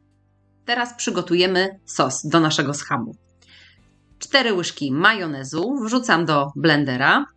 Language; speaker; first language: Polish; native; Polish